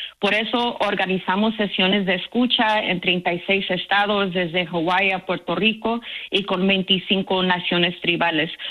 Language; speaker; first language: Spanish; early bilingual, heritage; Spanish